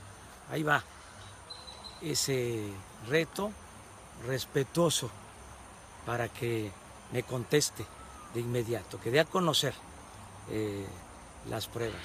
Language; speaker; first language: Spanish; native; Spanish